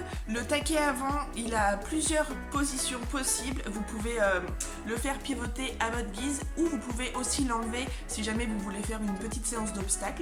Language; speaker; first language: French; native; French